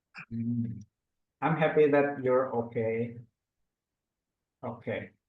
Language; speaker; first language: English; non-native, fluent; Indonesian